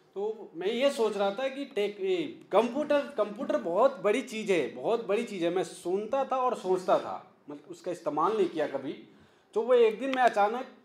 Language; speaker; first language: Hindi; native; Hindi